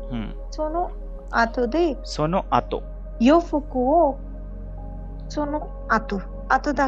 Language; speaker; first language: Japanese; non-native, learner; Hindi